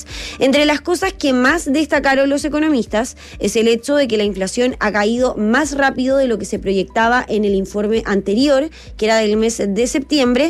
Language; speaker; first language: Spanish; native; Spanish